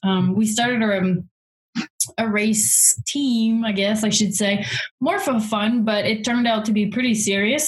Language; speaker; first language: English; native; English